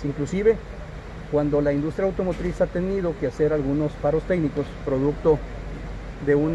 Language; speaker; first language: Spanish; native; Spanish